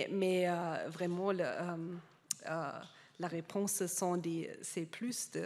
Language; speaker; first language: French; non-native, fluent; German